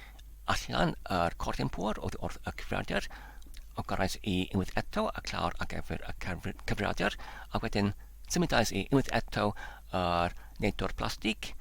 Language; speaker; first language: Welsh; non-native, learner; Polish